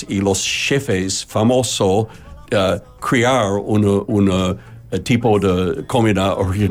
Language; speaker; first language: Spanish; non-native, learner; English